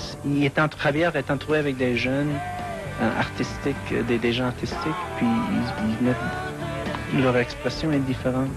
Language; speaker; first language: French; non-native, fluent; English